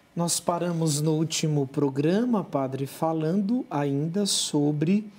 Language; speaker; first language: Portuguese; native; Portuguese